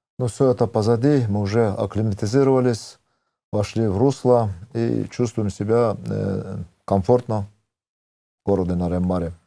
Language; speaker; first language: Russian; non-native, local second language; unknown